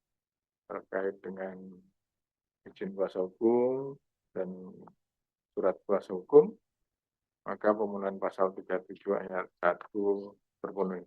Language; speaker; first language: Indonesian; native; Indonesian